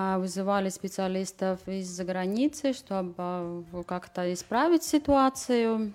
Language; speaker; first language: Russian; non-native, local second language; Latvian